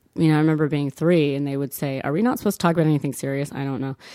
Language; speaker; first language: English; early bilingual, other home language; Italian